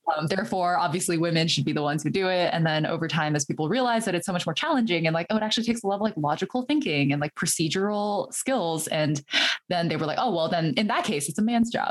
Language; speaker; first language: English; early bilingual, other home language; Chinese